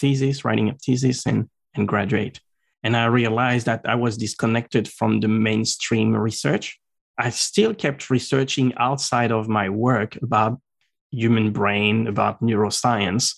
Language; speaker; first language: English; non-native, fluent; French